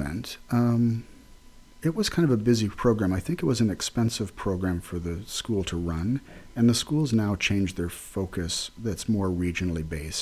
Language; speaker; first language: English; native; English